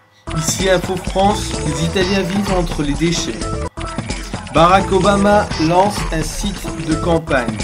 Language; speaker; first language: French; non-native, learner; Spanish